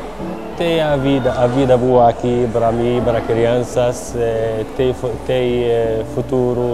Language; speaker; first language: Portuguese; non-native, learner; Arabic